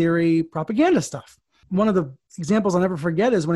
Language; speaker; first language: English; native; English